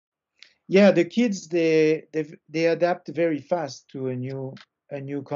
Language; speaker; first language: English; non-native, fluent; French